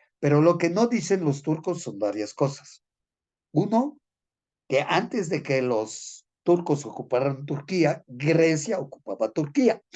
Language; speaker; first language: Spanish; non-native, fluent; French